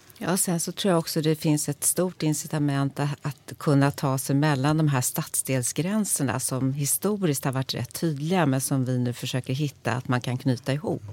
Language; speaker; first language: Swedish; native; Swedish